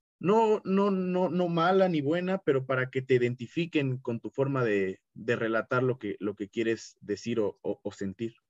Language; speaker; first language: Spanish; native; Spanish